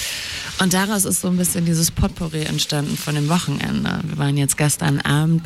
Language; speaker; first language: German; native; German